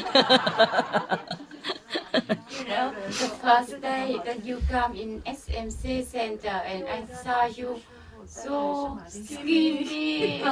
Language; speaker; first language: English; non-native, learner; Vietnamese